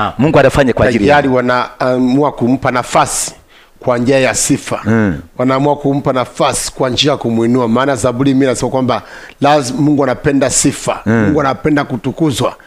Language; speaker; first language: Swahili; native; Swahili